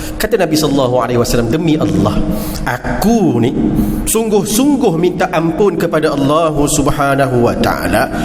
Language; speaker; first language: Malay; native; Malay